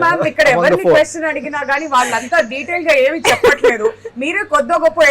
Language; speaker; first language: Telugu; native; Telugu